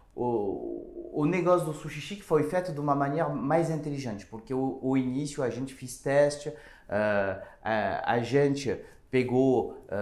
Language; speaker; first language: Portuguese; non-native, fluent; French